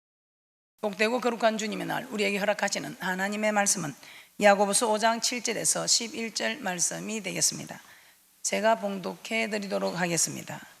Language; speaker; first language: Korean; native; Korean